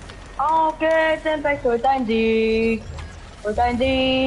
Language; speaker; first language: German; native; German